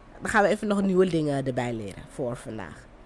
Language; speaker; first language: Dutch; non-native, fluent; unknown